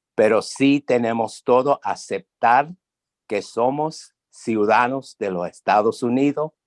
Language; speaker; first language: Spanish; early bilingual, heritage; Spanish